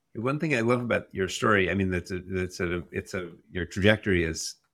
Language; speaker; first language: English; native; English